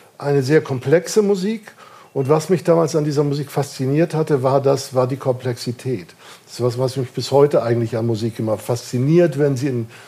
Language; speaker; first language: German; native; German